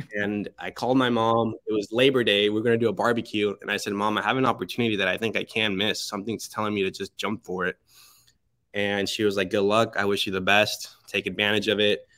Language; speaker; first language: English; early bilingual, other home language; Spanish